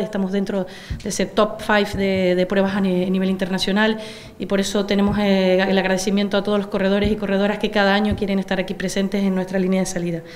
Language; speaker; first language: Spanish; native; Spanish